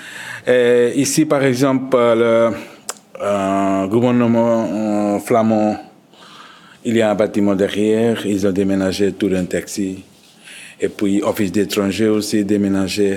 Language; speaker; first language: French; non-native, learner; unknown